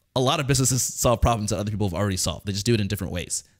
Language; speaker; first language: English; native; English